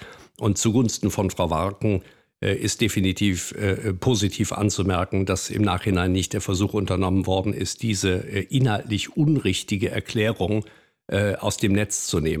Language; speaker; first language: German; native; German